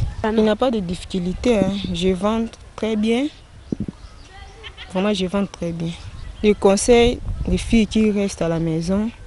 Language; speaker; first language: French; non-native, local second language; Lingala